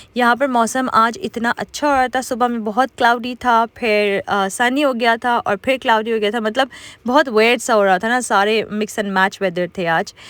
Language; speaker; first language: Urdu; native; Urdu